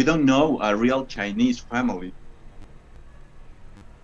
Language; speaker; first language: English; non-native, learner; Spanish